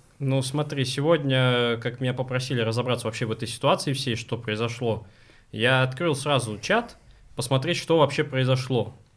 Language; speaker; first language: Russian; non-native, local second language; Uzbek